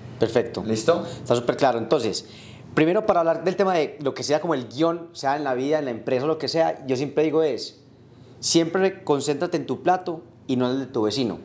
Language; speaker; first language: Spanish; native; Spanish